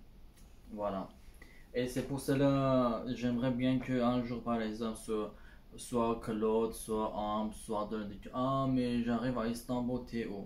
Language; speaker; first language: French; non-native, learner; Turkish